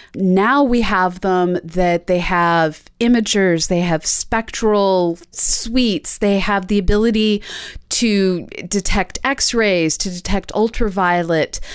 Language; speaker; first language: English; native; English